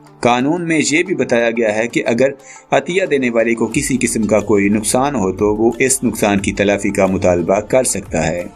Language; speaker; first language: Urdu; native; Urdu